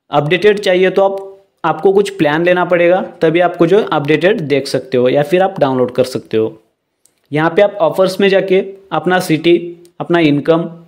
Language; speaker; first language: Hindi; non-native, local second language; Marathi